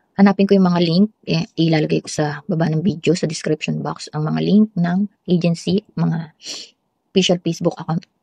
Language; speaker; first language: Filipino; native; Filipino